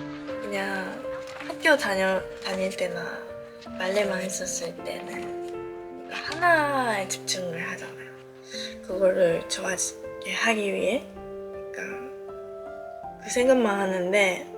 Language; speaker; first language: Korean; non-native, fluent; Japanese